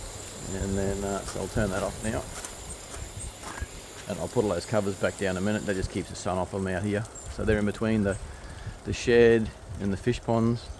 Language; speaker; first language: English; native; English